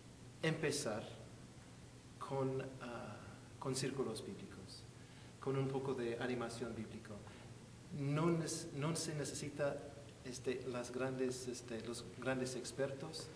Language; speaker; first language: Spanish; non-native, fluent; English